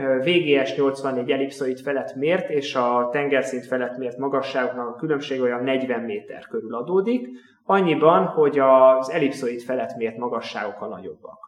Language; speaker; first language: Hungarian; native; Hungarian